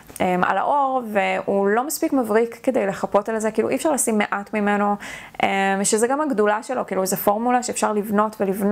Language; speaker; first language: Hebrew; native; Hebrew